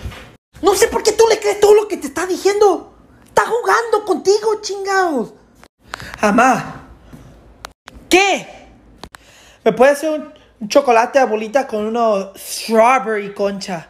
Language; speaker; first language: Spanish; early bilingual, heritage; Spanish